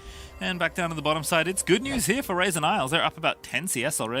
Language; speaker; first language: English; native; English